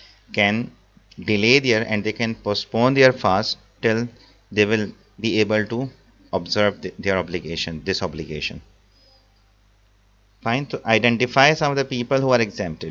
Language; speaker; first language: English; non-native, local second language; Urdu